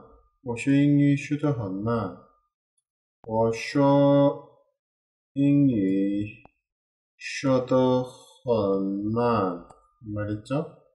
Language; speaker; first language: Chinese; non-native, learner; Korean